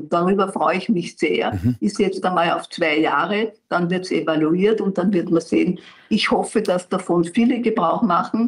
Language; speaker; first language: German; native; German